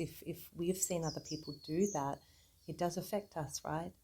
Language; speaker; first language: English; native; English